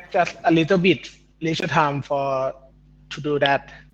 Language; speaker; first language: English; non-native, learner; Thai